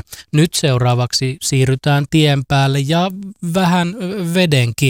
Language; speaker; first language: Finnish; native; Finnish